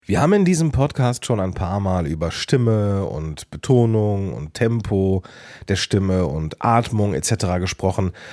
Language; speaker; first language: German; native; German